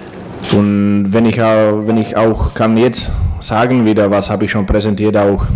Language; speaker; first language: German; non-native, learner; Slovak